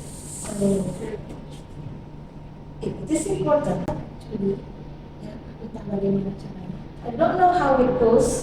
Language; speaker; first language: English; non-native, fluent; Indonesian